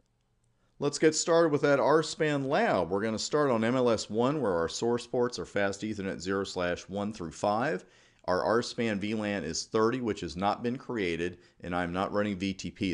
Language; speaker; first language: English; native; English